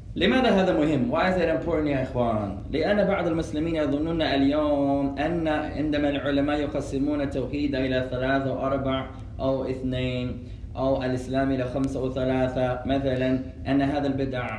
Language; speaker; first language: Arabic; native; Arabic